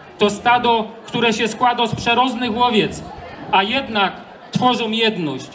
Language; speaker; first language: Polish; native; Polish